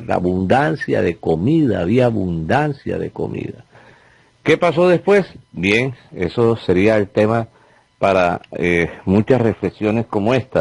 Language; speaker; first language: Spanish; native; Spanish